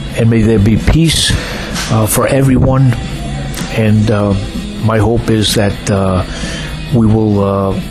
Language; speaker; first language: English; early bilingual, other home language; Greek